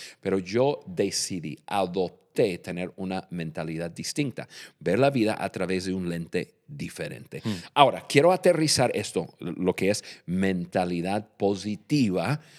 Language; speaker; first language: Spanish; non-native, fluent; English